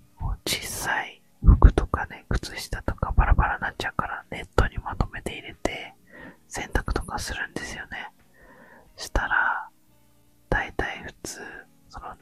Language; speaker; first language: Japanese; native; Japanese